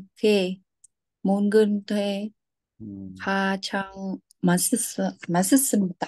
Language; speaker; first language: Korean; non-native, learner; Vietnamese